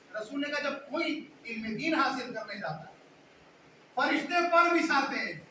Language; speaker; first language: Urdu; native; Urdu